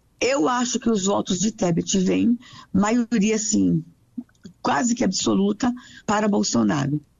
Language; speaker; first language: Portuguese; native; Portuguese